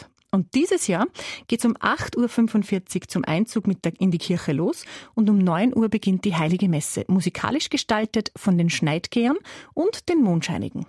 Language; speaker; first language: German; native; German